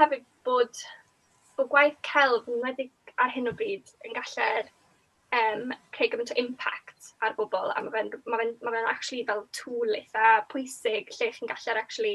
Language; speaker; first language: Welsh; native; Welsh